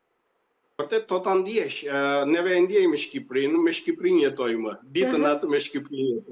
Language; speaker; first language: Albanian; early bilingual, heritage; Albanian